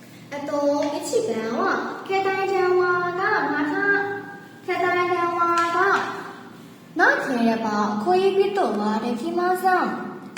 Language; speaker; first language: Japanese; non-native, learner; Burmese